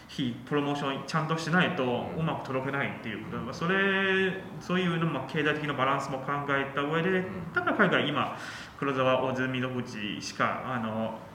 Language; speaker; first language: Japanese; non-native, fluent; Chinese